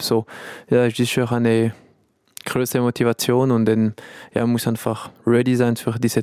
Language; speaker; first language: German; non-native, local second language; French